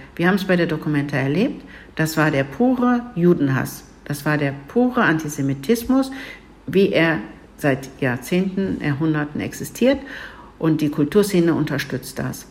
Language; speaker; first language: German; early bilingual, other home language; Turkish